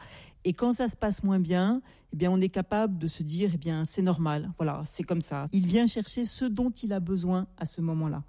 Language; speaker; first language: French; native; French